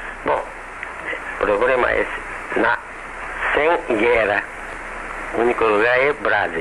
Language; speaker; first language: Portuguese; non-native, learner; Japanese